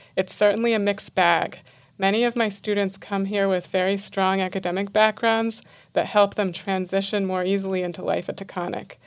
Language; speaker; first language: English; native; English